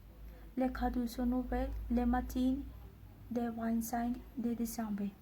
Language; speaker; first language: French; non-native, learner; Spanish